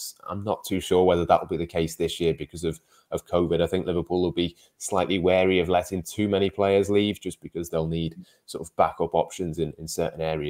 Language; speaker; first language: English; native; English